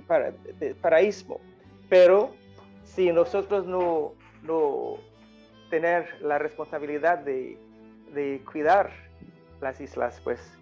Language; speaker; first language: Spanish; non-native, fluent; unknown